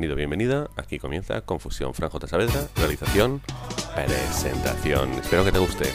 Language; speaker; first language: Spanish; native; Spanish